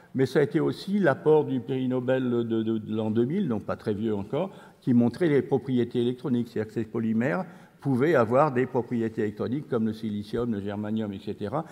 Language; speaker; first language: French; native; French